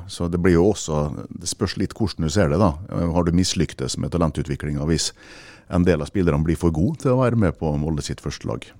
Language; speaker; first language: Norwegian; native; Norwegian